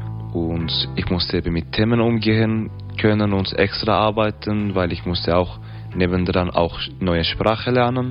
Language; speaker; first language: German; non-native, learner; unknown